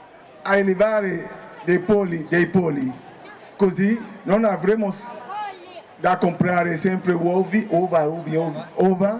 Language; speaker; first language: Italian; non-native, fluent; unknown